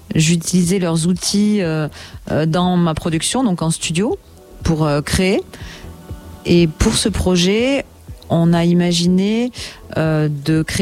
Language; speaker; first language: French; native; French